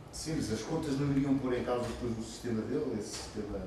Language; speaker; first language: Portuguese; native; Portuguese